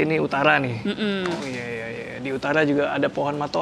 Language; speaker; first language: Indonesian; native; Indonesian